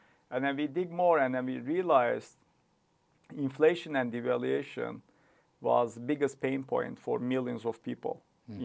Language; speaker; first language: English; non-native, fluent; Turkish